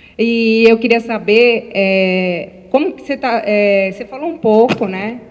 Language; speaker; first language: Portuguese; native; Portuguese